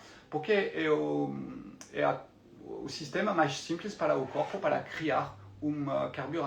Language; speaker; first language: Portuguese; non-native, fluent; French